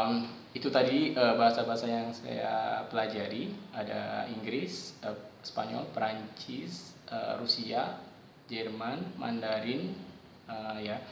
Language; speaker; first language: Indonesian; non-native, local second language; Javanese